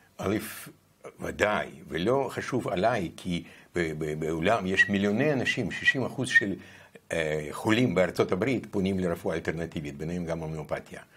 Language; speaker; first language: Hebrew; non-native, fluent; Russian